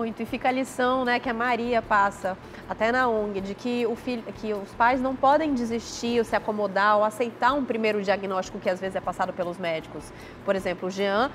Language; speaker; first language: Portuguese; native; Portuguese